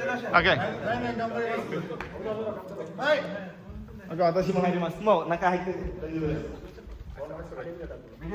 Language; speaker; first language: Japanese; non-native, fluent; Bangla